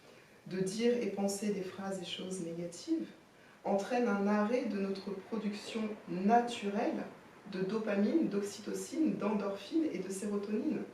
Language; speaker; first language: French; native; French